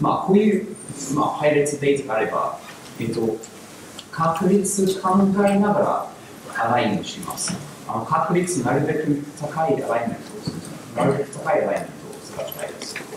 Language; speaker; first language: Japanese; non-native, learner; English